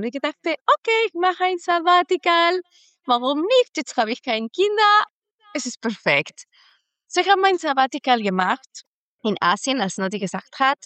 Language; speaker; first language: German; non-native, fluent; Spanish